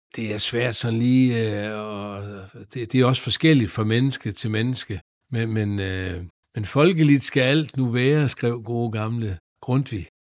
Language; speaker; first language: Danish; native; Danish